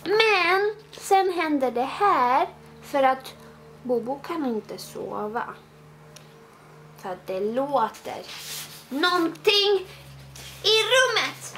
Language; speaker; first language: Swedish; non-native, fluent; Spanish